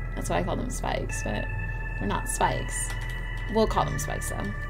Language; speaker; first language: English; native; English